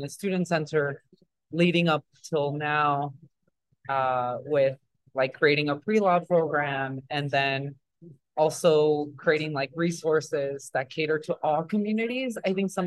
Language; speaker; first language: English; early bilingual, other home language; Spanish